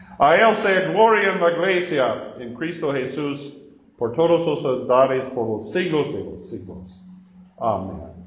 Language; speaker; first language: Spanish; non-native, learner; English